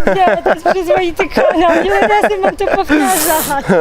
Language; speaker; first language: Polish; native; Polish